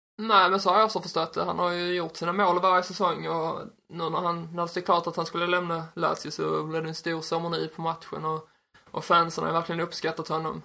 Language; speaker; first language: Swedish; native; Swedish